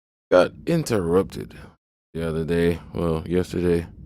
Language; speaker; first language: English; native; English